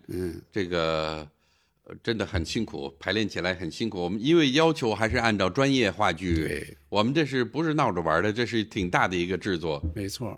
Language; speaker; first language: Chinese; non-native, fluent; English